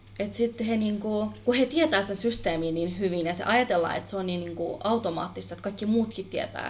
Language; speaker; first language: Finnish; early bilingual, other home language; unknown